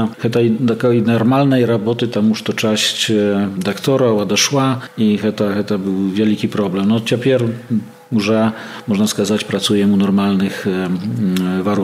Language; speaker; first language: Polish; non-native, local second language; Belarusian